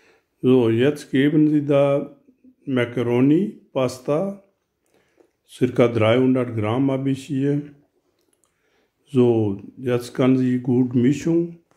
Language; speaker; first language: German; non-native, learner; Urdu